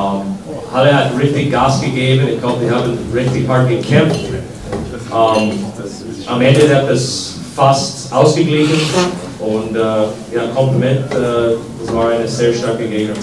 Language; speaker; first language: German; non-native, fluent; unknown